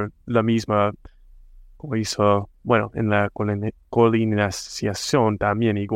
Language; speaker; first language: Spanish; non-native, fluent; English